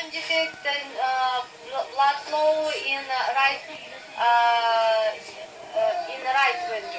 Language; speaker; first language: English; non-native, learner; Russian